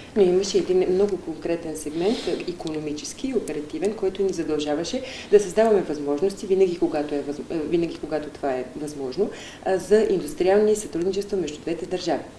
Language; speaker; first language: Bulgarian; native; Bulgarian